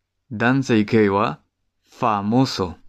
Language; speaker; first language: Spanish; non-native, fluent; Japanese